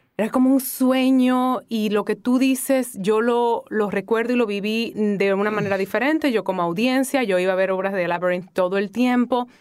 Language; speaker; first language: Spanish; native; Spanish